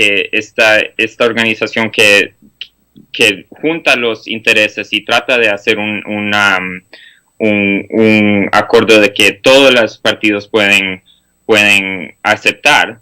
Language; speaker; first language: Spanish; non-native, fluent; English